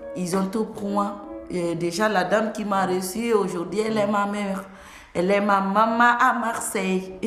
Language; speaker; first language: French; non-native, local second language; Fula